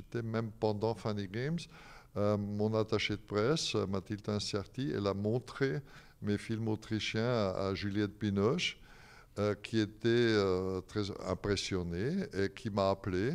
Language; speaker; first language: French; non-native, fluent; German